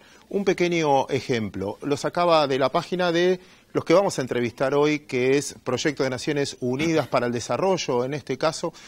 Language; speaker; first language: Spanish; native; Spanish